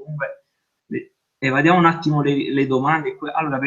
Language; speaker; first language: Italian; native; Italian